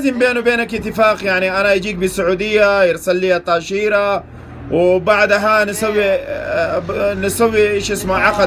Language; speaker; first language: Arabic; non-native, learner; Pashto